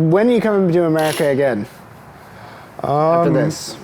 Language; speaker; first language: English; native; English